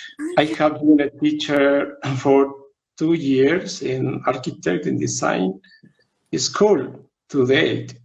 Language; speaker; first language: English; non-native, learner; Spanish